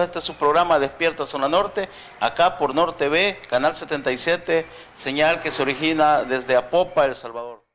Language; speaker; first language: Spanish; native; Spanish